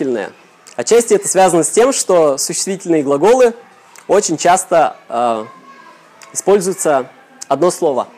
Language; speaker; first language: Russian; native; Russian